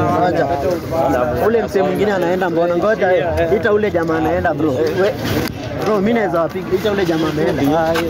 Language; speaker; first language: Swahili; native; Swahili